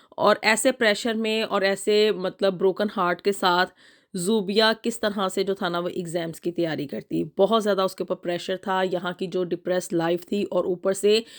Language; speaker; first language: Urdu; native; Urdu